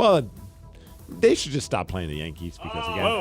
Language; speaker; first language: English; native; English